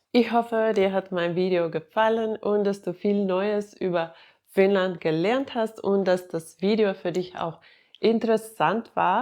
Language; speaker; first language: German; non-native, fluent; Finnish